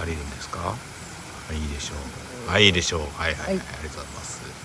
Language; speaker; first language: Japanese; native; Japanese